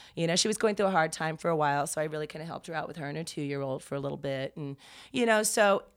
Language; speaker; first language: English; native; English